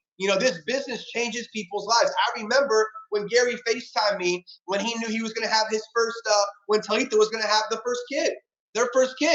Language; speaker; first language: English; native; English